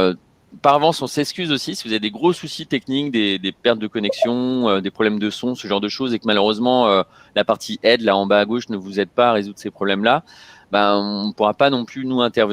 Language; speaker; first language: French; native; French